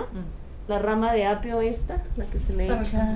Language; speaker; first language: Spanish; native; Spanish